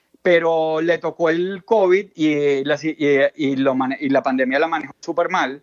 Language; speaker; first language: Spanish; native; Spanish